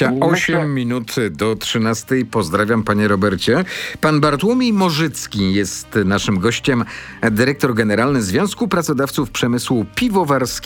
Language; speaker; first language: Polish; native; Polish